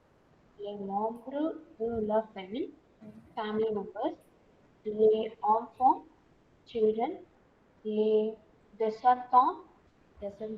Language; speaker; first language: French; non-native, learner; Tamil